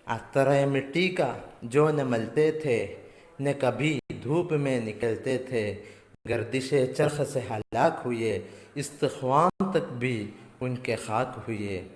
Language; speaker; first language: Urdu; non-native, local second language; Malayalam